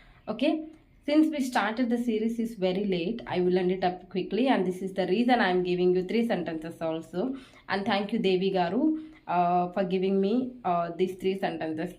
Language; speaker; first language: English; non-native, local second language; Telugu